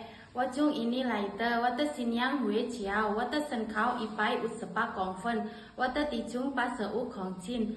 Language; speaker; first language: Chinese; non-native, learner; Indonesian